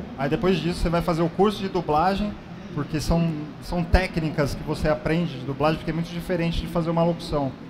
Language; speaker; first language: Portuguese; native; Portuguese